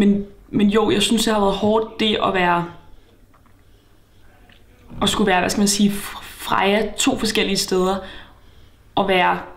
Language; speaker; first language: Danish; native; Danish